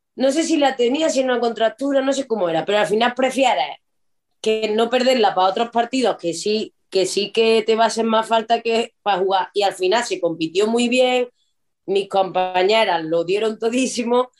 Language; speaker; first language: Spanish; native; Spanish